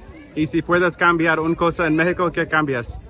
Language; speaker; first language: Spanish; non-native, learner; English